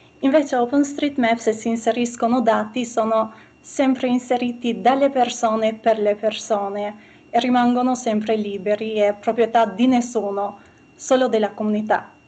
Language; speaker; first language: Italian; non-native, fluent; Albanian